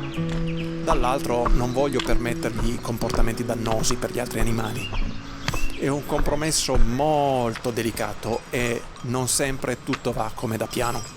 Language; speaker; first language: Italian; native; Italian